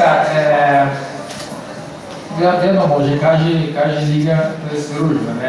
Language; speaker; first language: Polish; non-native, learner; Portuguese